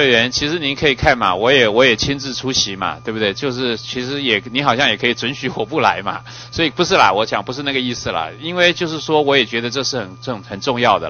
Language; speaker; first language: Chinese; native; Chinese